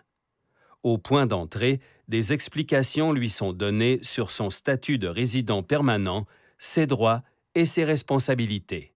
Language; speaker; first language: French; native; French